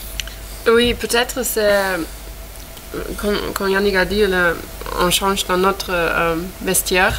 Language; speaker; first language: French; non-native, fluent; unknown